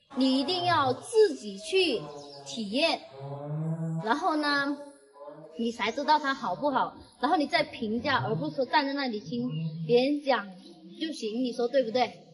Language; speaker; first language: Chinese; non-native, fluent; Vietnamese